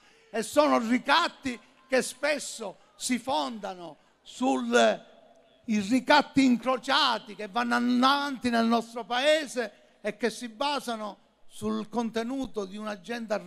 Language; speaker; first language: Italian; native; Italian